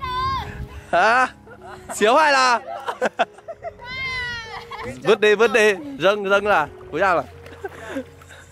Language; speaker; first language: Chinese; non-native, learner; Vietnamese